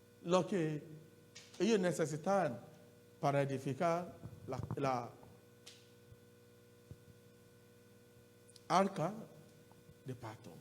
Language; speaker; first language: Spanish; non-native, learner; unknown